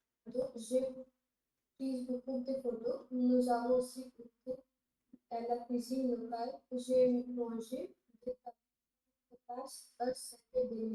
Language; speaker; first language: French; non-native, learner; Hindi